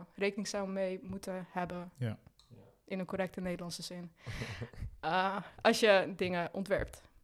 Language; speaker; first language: Dutch; early bilingual, other home language; Arabic